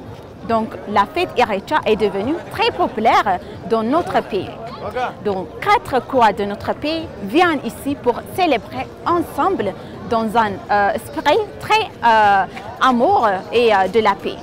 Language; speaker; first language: French; non-native, fluent; Amharic